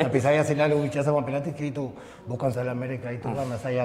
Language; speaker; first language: Indonesian; non-native, learner; Spanish